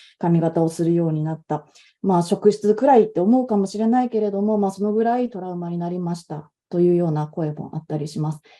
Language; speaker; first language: Japanese; native; Japanese